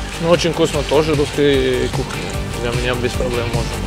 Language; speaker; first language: Russian; non-native, learner; Italian